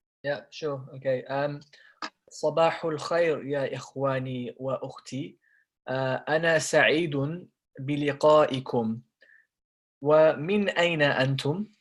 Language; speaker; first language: Arabic; non-native, learner; Bangla